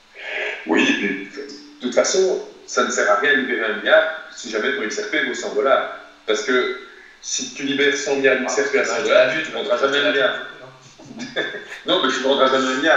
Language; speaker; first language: French; native; French